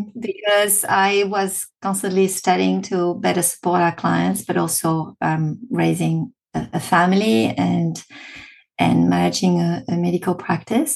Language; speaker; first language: English; non-native, fluent; French